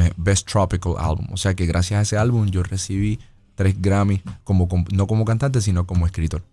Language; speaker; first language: Spanish; native; Spanish